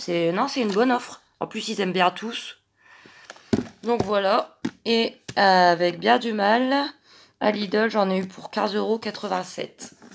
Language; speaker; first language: French; native; French